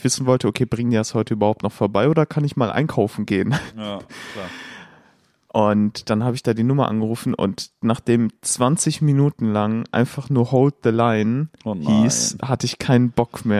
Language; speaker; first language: German; native; German